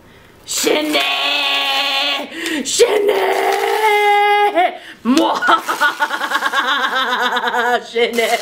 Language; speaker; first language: Japanese; non-native, learner; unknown